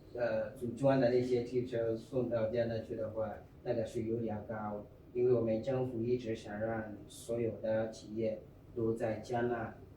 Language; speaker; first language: Chinese; non-native, fluent; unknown